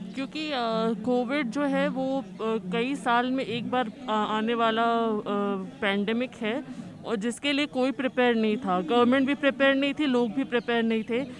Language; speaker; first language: Hindi; native; Hindi